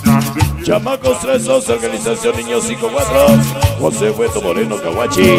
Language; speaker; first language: Spanish; native; Spanish